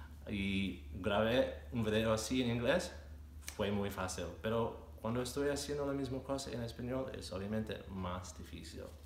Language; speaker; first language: Spanish; non-native, fluent; English